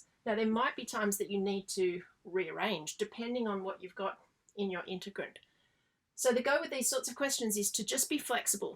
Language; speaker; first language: English; native; English